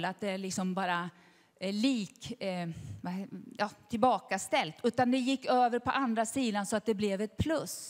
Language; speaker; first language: Swedish; native; Swedish